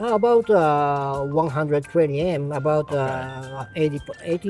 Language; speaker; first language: English; non-native, learner; Japanese